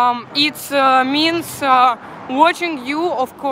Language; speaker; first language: English; non-native, learner; Russian